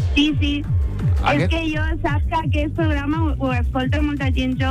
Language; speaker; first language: Catalan; non-native, local second language; Spanish